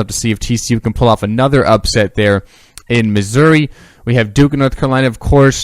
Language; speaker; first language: English; native; English